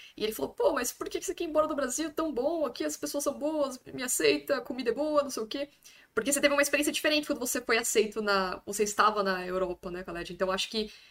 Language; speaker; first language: Portuguese; native; Portuguese